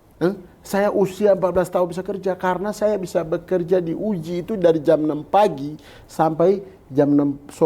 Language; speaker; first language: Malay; non-native, local second language; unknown